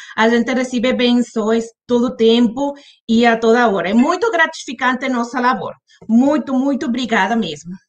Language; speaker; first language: Portuguese; non-native, fluent; Spanish